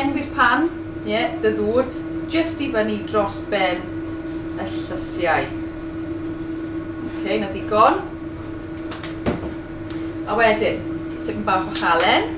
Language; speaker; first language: Welsh; non-native, learner; English